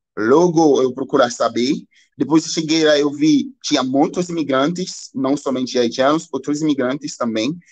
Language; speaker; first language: Portuguese; non-native, learner; Haitian Creole